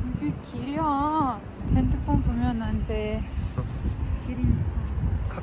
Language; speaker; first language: Korean; non-native, learner; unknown